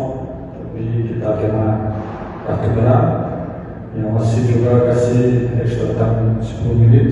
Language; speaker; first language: Indonesian; non-native, fluent; Portuguese